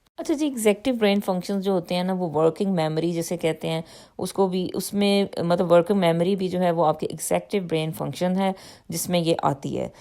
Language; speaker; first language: Urdu; native; Urdu